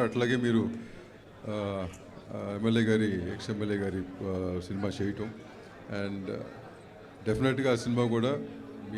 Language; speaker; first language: Telugu; native; Telugu